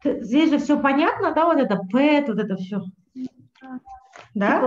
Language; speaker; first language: Russian; native; Russian